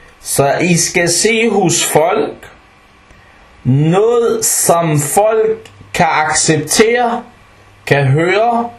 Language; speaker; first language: Danish; non-native, local second language; Arabic